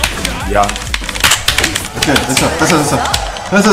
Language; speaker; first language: Korean; native; Korean